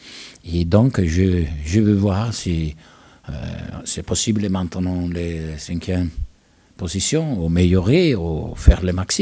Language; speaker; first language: French; non-native, learner; Italian